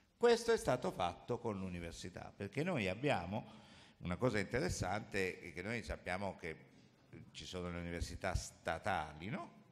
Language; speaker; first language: Italian; native; Italian